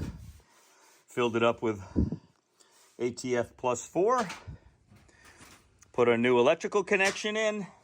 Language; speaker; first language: English; native; English